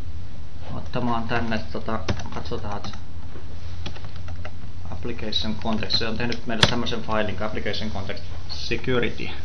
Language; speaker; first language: Finnish; native; Finnish